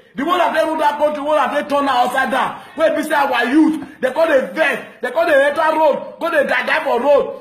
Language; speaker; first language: Nigerian Pidgin; non-native, local second language; Bini